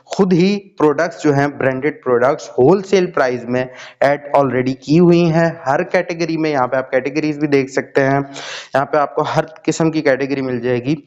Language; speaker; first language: Urdu; native; Urdu